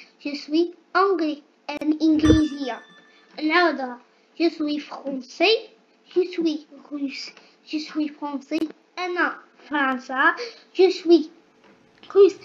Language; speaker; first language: French; non-native, learner; Arabic